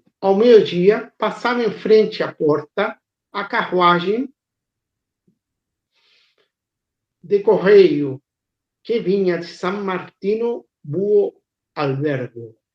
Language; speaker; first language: Portuguese; non-native, fluent; Spanish